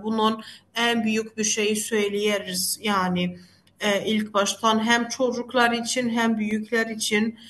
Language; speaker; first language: Turkish; non-native, fluent; Arabic